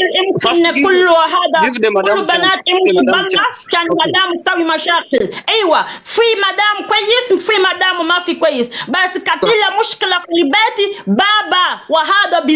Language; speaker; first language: Arabic; non-native, learner; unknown